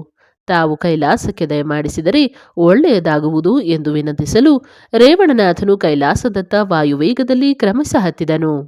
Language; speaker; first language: Kannada; native; Kannada